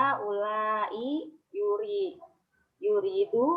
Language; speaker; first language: Arabic; non-native, learner; Indonesian